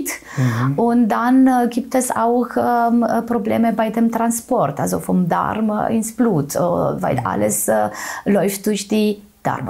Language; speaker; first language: German; non-native, fluent; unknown